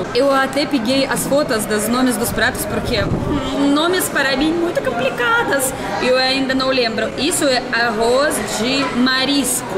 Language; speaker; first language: Portuguese; non-native, learner; Russian